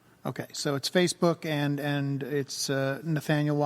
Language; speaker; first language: English; native; English